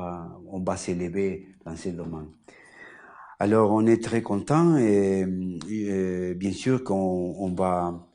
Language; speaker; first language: French; non-native, learner; Spanish